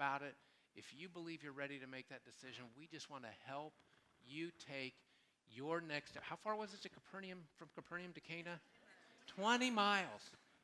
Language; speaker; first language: English; native; English